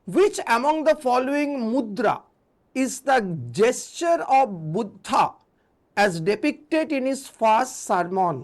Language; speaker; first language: English; non-native, local second language; Bangla